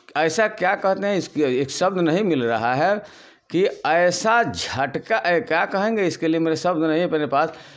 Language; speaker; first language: Hindi; native; Hindi